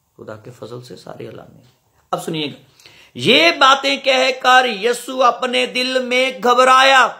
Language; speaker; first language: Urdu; non-native, local second language; Punjabi